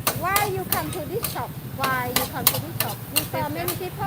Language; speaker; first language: English; non-native, learner; Thai